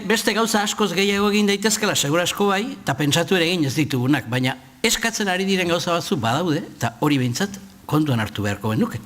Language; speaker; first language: Basque; native; Basque